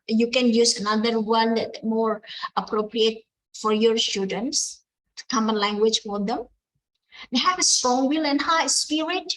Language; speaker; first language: English; non-native, fluent; Indonesian